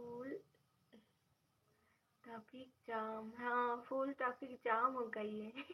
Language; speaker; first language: Hindi; non-native, local second language; Bangla